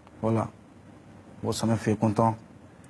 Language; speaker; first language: French; non-native, learner; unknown